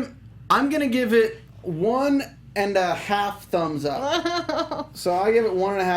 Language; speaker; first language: English; native; English